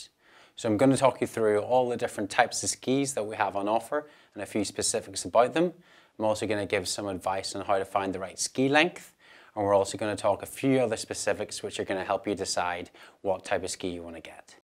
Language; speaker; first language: English; native; English